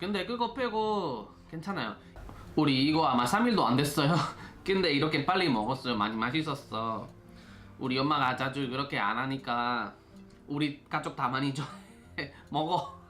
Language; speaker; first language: Korean; non-native, fluent; Spanish